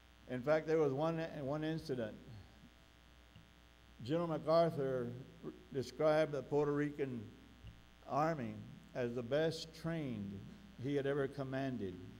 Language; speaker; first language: English; early bilingual, other home language; Spanish